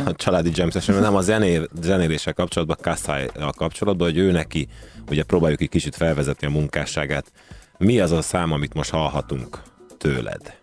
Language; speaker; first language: Hungarian; native; Hungarian